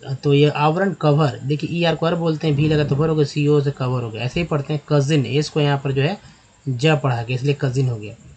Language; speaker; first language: Hindi; native; Hindi